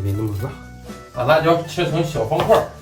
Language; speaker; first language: Chinese; native; Chinese